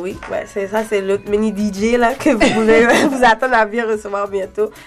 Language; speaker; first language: French; early bilingual, heritage; French